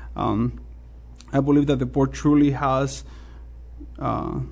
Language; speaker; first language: English; non-native, fluent; Spanish